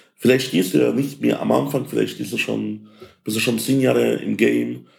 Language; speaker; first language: German; early bilingual, other home language; Ukrainian